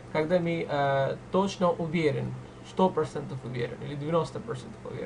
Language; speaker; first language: Russian; non-native, fluent; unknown